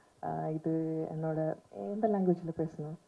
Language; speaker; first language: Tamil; non-native, learner; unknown